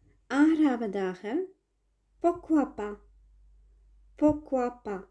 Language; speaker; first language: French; non-native, fluent; Tamil